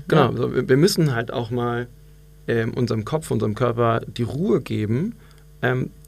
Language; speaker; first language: German; native; German